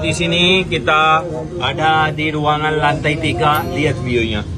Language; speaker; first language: Indonesian; non-native, fluent; Urdu